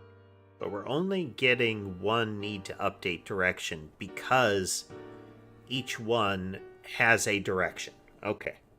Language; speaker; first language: English; native; English